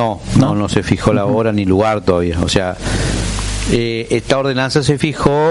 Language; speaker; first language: Spanish; native; Spanish